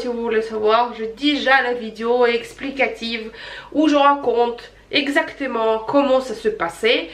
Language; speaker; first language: French; non-native, fluent; Russian